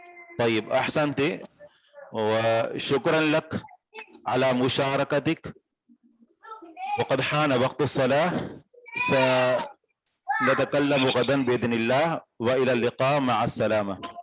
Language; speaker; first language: Arabic; non-native, fluent; Urdu